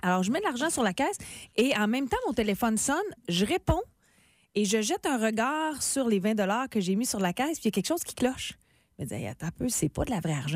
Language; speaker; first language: French; native; French